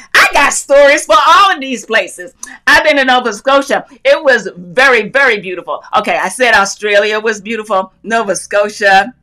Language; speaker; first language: English; native; English